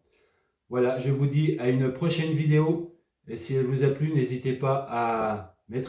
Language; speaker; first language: French; native; French